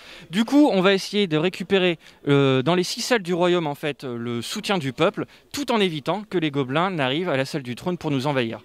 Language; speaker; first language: French; native; French